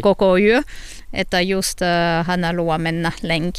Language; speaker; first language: Finnish; non-native, learner; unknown